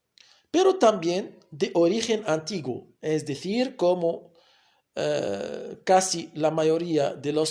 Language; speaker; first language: Spanish; non-native, fluent; Arabic